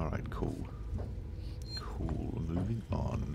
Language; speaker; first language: English; native; English